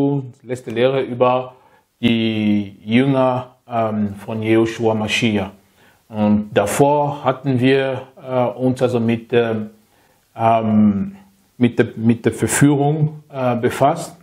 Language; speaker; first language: German; non-native, learner; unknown